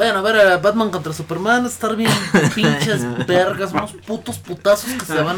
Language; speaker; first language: Spanish; native; Spanish